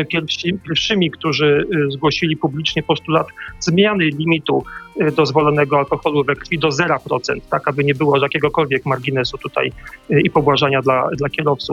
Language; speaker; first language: Polish; native; Polish